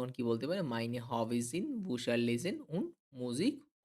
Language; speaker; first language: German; non-native, fluent; Bangla